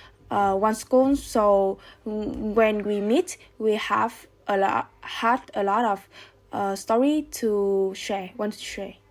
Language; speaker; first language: English; non-native, learner; Vietnamese